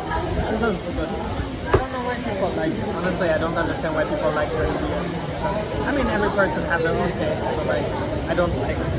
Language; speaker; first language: English; non-native, fluent; Vietnamese